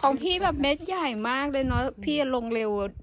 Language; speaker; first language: Thai; native; Thai